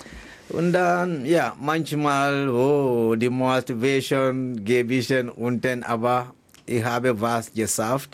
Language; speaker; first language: German; non-native, learner; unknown